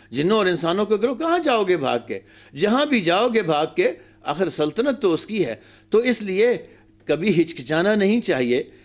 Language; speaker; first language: Urdu; native; Urdu